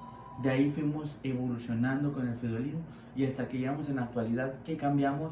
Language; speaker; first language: Spanish; native; Spanish